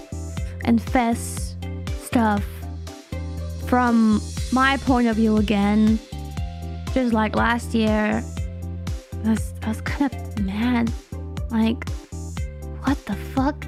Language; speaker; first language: English; non-native, fluent; German